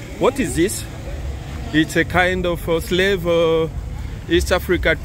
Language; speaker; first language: English; non-native, learner; Lingala